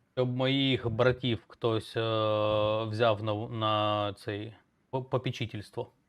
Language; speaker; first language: Ukrainian; non-native, local second language; Russian